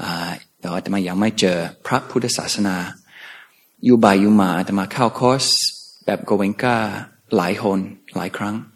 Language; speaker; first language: Thai; non-native, fluent; English